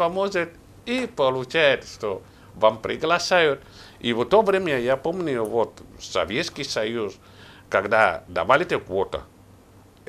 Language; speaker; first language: Russian; non-native, learner; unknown